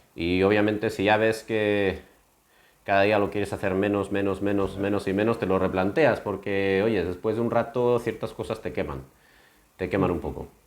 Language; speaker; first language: Spanish; native; Spanish